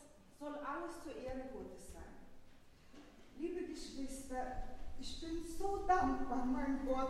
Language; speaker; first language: German; non-native, fluent; Russian